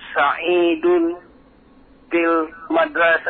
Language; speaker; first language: Arabic; non-native, learner; Indonesian